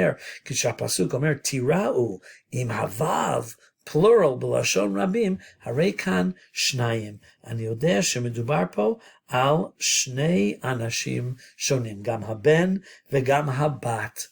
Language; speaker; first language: Hebrew; non-native, fluent; English